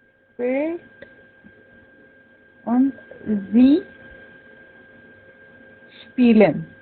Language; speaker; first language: German; non-native, fluent; Hindi